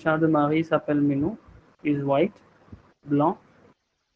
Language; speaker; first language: French; non-native, fluent; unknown